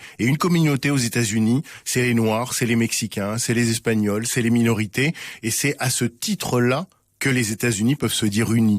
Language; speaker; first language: French; native; French